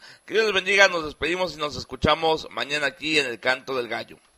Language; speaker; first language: Spanish; native; Spanish